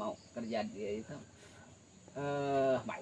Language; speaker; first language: Indonesian; non-native, local second language; Sundanese